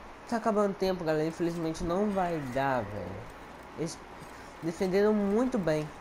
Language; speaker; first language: Portuguese; native; Portuguese